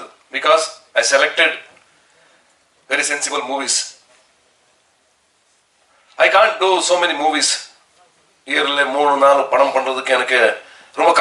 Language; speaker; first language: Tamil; non-native, learner; Kannada